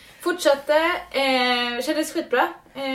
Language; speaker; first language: Swedish; native; Swedish